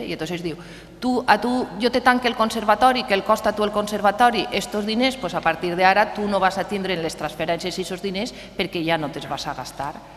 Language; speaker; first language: Catalan; native; Catalan